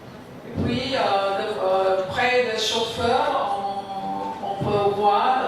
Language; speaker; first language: French; non-native, fluent; Indonesian